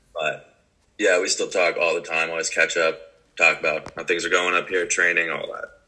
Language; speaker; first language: English; native; English